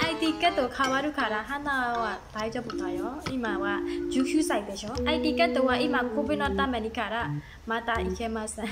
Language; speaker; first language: Japanese; non-native, learner; Burmese